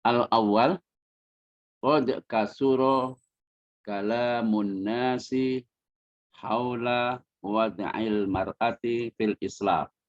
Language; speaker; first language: Arabic; non-native, fluent; Indonesian